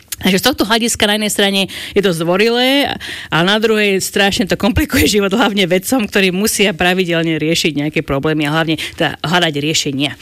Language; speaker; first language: Slovak; native; Slovak